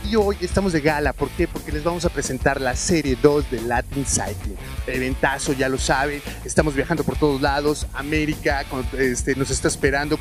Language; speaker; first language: Spanish; native; Spanish